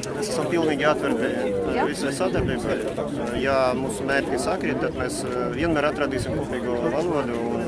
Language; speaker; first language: Latvian; non-native, local second language; Russian